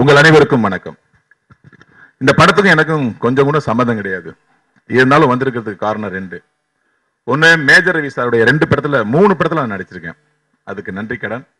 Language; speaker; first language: Tamil; native; Tamil